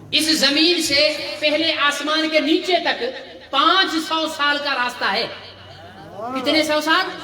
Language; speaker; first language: Urdu; non-native, local second language; Sindhi